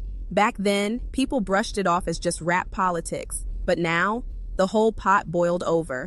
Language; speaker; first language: English; native; English